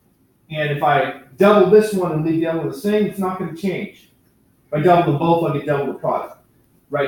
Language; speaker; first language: English; native; English